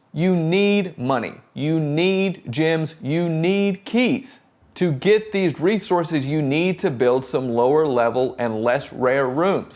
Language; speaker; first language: English; native; English